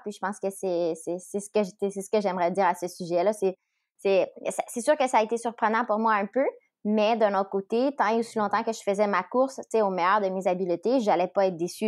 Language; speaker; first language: French; native; French